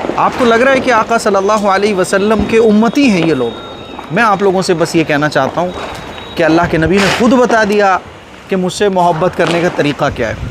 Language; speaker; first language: Urdu; native; Urdu